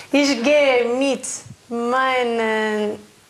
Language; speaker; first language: German; non-native, learner; Russian